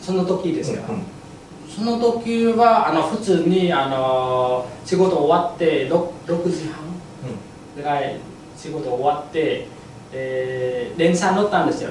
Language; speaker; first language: Japanese; non-native, learner; Vietnamese